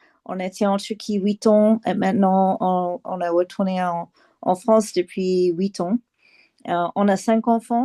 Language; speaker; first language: French; non-native, fluent; English